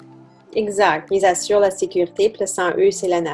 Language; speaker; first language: French; native; French